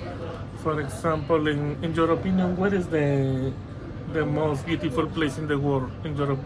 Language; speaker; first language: English; non-native, learner; Spanish